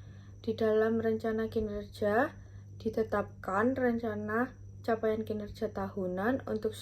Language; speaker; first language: Indonesian; native; Indonesian